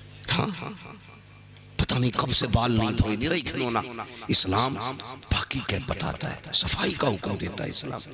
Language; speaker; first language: Hindi; native; Hindi